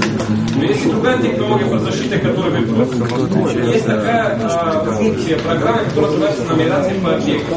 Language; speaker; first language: Russian; non-native, fluent; Bulgarian